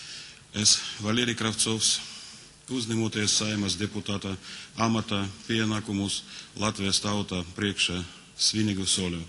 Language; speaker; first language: Latvian; non-native, local second language; Russian